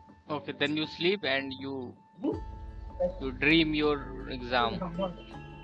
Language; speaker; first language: English; non-native, local second language; Hindi